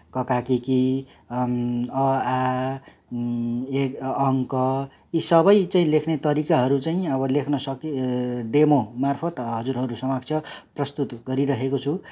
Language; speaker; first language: Nepali; non-native, local second language; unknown